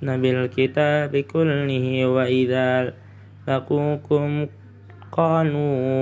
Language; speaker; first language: Arabic; non-native, learner; Indonesian